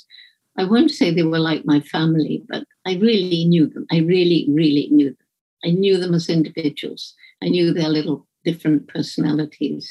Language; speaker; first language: English; native; English